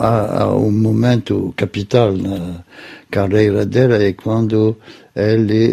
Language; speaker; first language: Portuguese; non-native, fluent; French